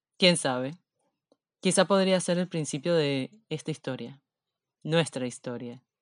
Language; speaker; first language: Spanish; native; Spanish